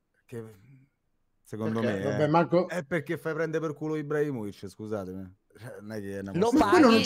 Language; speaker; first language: Italian; native; Italian